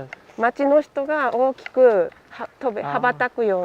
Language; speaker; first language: Japanese; native; Japanese